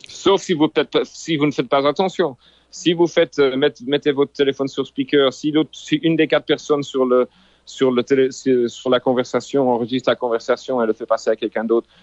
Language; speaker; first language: French; non-native, local second language; Haitian Creole